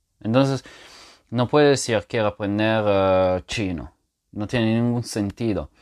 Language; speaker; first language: Spanish; non-native, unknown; French